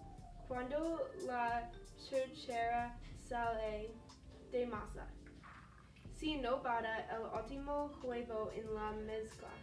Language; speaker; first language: Spanish; non-native, learner; English